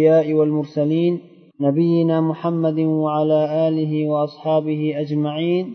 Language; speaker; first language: Arabic; non-native, fluent; Uzbek